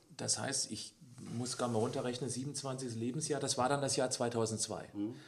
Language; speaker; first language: German; native; German